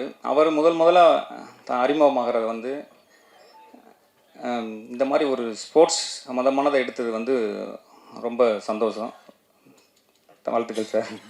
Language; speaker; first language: Tamil; native; Tamil